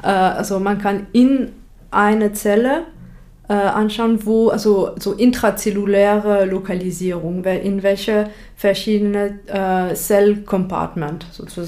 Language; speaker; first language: German; non-native, fluent; French